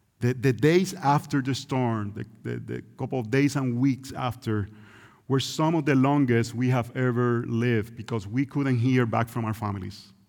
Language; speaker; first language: English; non-native, local second language; Spanish